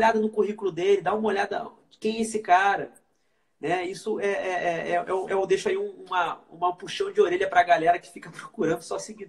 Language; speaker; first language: Portuguese; native; Portuguese